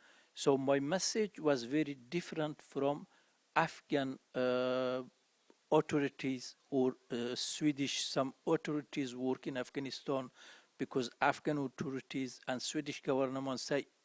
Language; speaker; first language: English; non-native, fluent; Persian